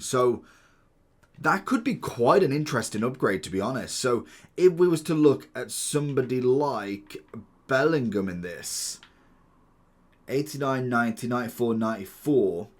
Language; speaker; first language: English; native; English